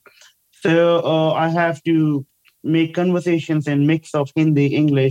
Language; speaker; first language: English; non-native, local second language; Hindi